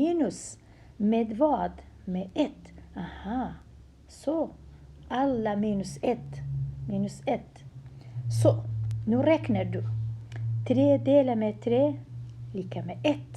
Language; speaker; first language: Swedish; non-native, fluent; Central Kurdish